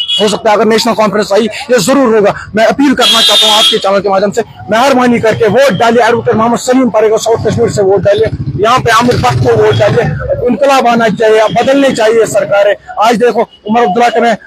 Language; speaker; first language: Hindi; non-native, local second language; Kashmiri